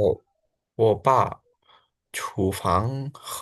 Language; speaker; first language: Chinese; non-native, learner; Indonesian